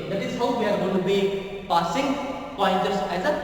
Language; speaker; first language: English; non-native, local second language; Kannada